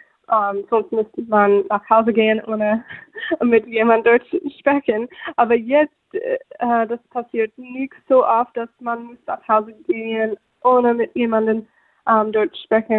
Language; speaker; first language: German; non-native, fluent; English